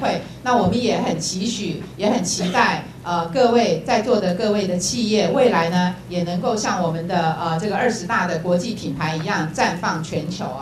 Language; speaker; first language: Chinese; native; Chinese